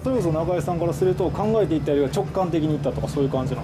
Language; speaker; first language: Japanese; native; Japanese